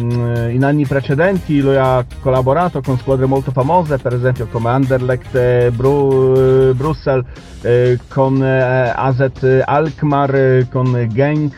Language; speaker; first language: Italian; non-native, learner; Polish